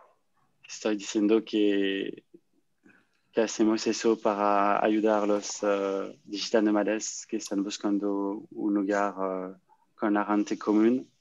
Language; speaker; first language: Spanish; non-native, learner; French